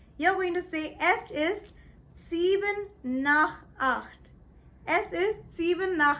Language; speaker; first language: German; non-native, fluent; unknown